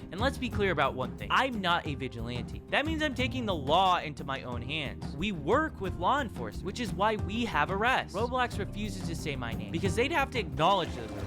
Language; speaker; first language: English; native; English